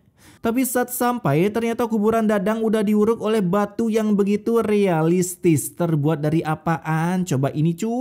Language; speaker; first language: Indonesian; native; Indonesian